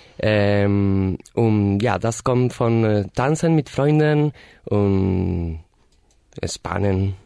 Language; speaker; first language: German; non-native, learner; Spanish